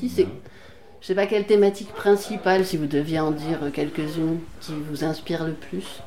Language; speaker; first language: French; native; French